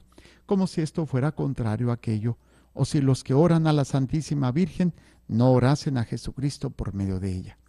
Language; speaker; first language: Spanish; native; Spanish